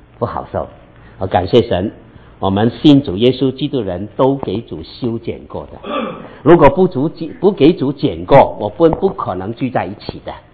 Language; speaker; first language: Chinese; non-native, local second language; Cantonese